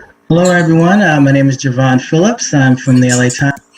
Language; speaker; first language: English; native; English